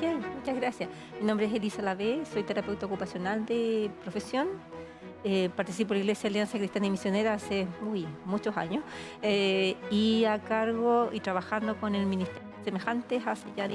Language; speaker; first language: Spanish; native; Spanish